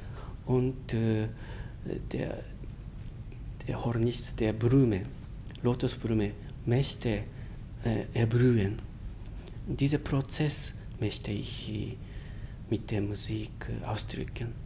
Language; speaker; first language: German; non-native, learner; Japanese